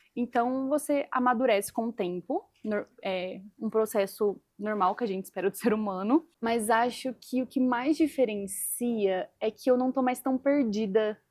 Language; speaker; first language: Portuguese; native; Portuguese